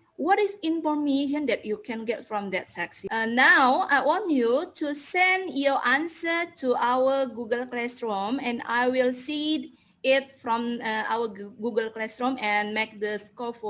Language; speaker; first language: English; non-native, learner; Indonesian